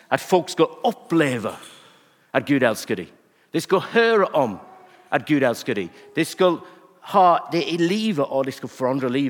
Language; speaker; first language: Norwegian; non-native, fluent; English